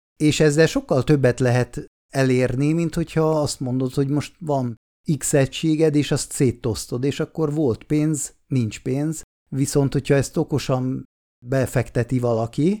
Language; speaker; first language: Hungarian; non-native, fluent; Swiss German